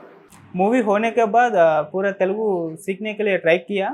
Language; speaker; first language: Hindi; non-native, local second language; Telugu